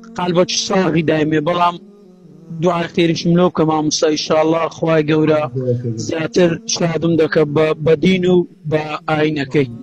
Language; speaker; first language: Central Kurdish; native; Central Kurdish